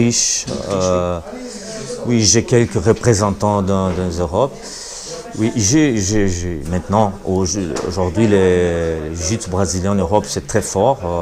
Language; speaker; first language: French; non-native, learner; Portuguese